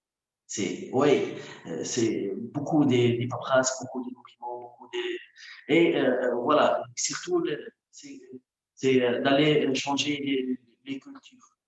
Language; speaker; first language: French; non-native, local second language; Arabic